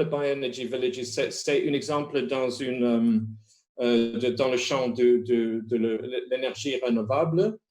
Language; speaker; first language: French; non-native, fluent; Spanish